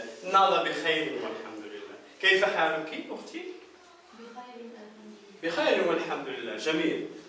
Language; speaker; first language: Arabic; non-native, fluent; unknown